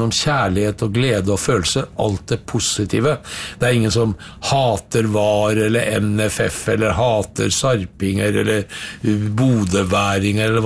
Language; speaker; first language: Norwegian; native; Norwegian